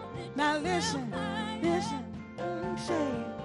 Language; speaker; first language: English; native; English